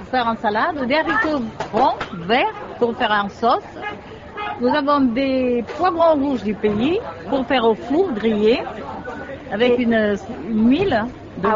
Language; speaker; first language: French; native; French